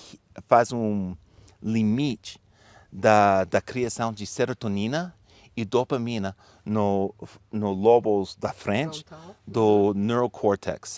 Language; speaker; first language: Portuguese; non-native, fluent; English